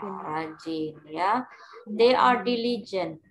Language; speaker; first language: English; non-native, fluent; Indonesian